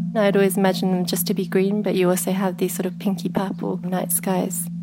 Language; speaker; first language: English; native; English